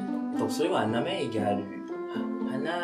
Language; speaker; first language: Japanese; non-native, fluent; French